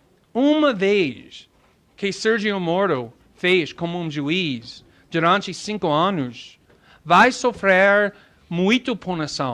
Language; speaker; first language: Portuguese; non-native, fluent; English